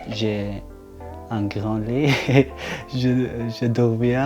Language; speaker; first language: French; non-native, learner; Persian